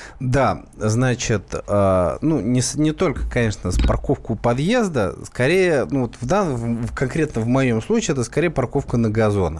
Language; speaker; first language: Russian; native; Russian